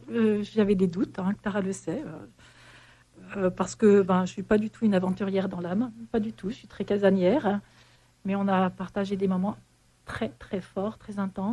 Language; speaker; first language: French; native; French